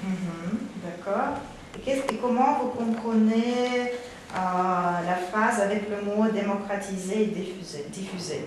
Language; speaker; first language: French; non-native, fluent; Russian